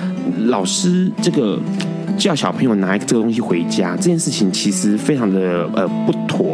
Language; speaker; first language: Chinese; native; Chinese